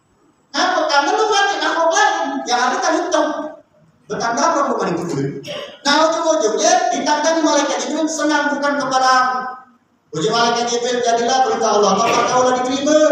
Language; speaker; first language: Indonesian; native; Indonesian